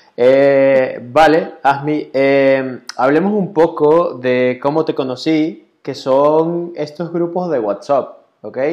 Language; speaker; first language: Spanish; native; Spanish